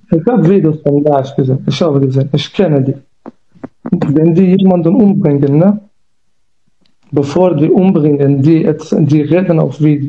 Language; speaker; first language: German; non-native, learner; Kurdish